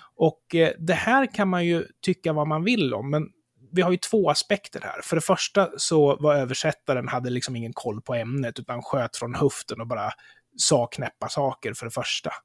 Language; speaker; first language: Swedish; native; Swedish